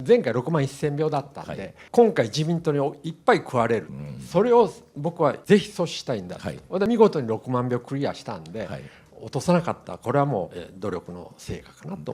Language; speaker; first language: Japanese; native; Japanese